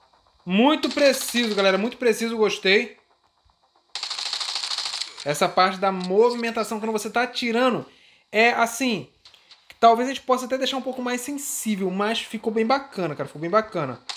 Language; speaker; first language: Portuguese; native; Portuguese